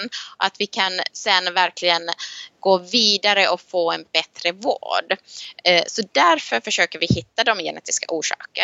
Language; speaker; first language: Swedish; non-native, local second language; Finnish